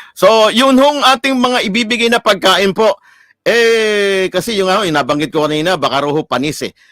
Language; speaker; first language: Filipino; native; Filipino